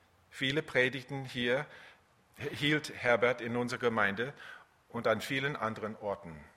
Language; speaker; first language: German; early bilingual, other home language; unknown